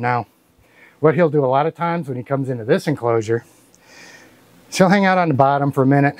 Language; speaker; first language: English; native; English